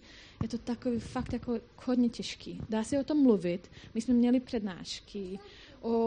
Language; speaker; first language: Czech; non-native, fluent; Croatian